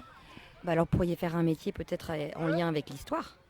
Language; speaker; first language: French; native; French